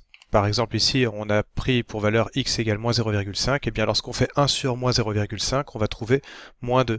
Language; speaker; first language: French; native; French